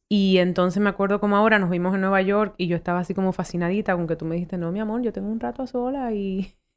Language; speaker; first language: Spanish; early bilingual, heritage; Spanish